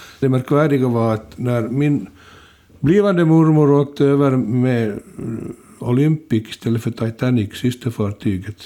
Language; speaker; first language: Swedish; native; Swedish